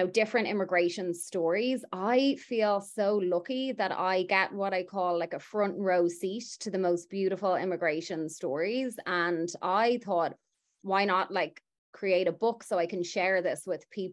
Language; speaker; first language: English; native; English